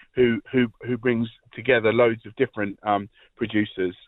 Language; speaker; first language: English; native; English